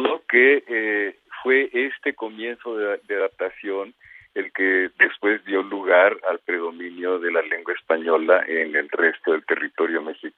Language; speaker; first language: Spanish; native; Spanish